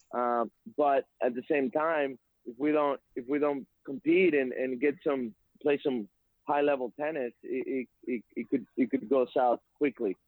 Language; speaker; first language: English; non-native, fluent; Spanish